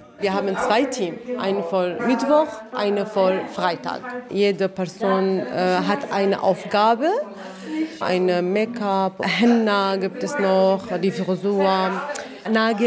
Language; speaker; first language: German; non-native, learner; Kurdish